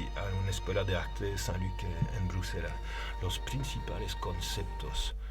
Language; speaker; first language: Spanish; non-native, learner; French